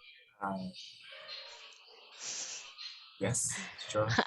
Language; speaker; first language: English; non-native, learner; Vietnamese